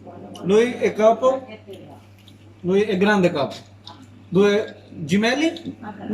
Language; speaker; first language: Italian; non-native, learner; Urdu